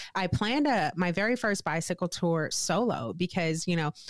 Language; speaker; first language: English; native; English